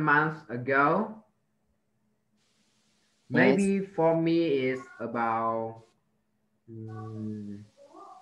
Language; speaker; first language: English; non-native, learner; Vietnamese